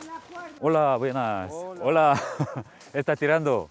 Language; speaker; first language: Spanish; non-native, learner; Korean